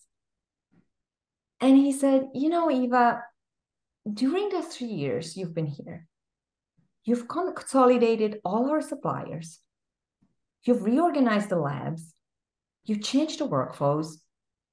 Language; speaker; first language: English; non-native, fluent; Czech